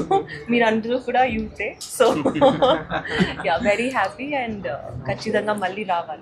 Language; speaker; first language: Telugu; non-native, fluent; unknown